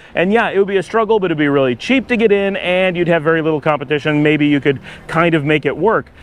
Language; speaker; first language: English; native; English